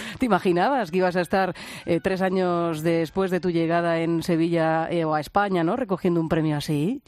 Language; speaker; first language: Spanish; native; Spanish